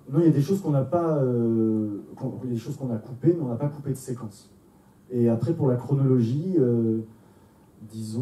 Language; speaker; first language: French; native; French